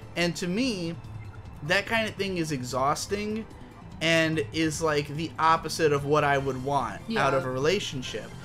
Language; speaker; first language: English; native; English